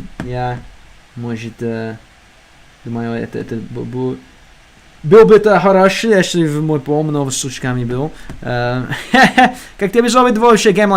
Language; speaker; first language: Russian; non-native, learner; English